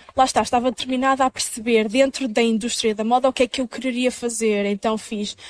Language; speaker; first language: Portuguese; native; Portuguese